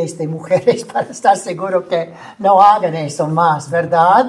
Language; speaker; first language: Spanish; non-native, fluent; English